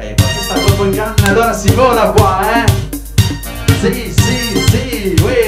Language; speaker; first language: Italian; native; Italian